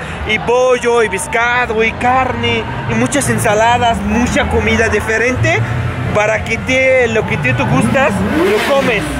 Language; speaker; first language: Spanish; non-native, learner; Arabic